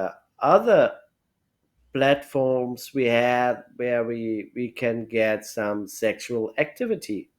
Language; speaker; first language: English; non-native, learner; German